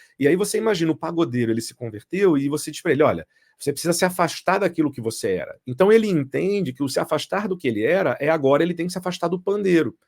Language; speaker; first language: Portuguese; native; Portuguese